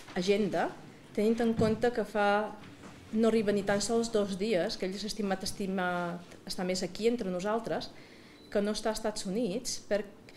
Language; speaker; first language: Catalan; native; Catalan